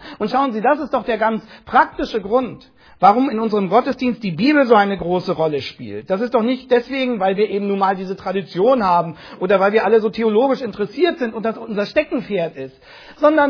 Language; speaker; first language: German; native; German